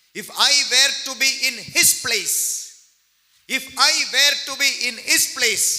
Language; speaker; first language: English; non-native, local second language; Tamil